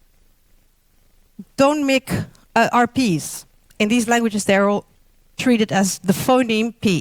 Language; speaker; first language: English; non-native, fluent; Dutch